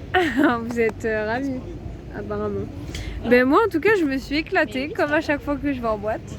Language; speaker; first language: French; native; French